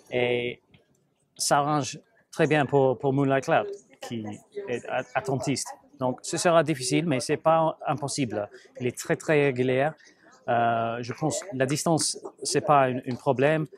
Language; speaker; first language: French; non-native, fluent; English